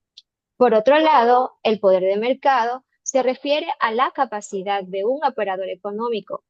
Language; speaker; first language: Spanish; native; Spanish